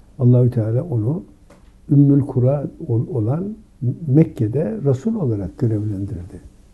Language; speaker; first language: Turkish; native; Turkish